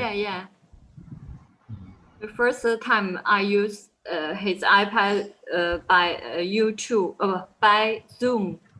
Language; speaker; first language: English; non-native, learner; Chinese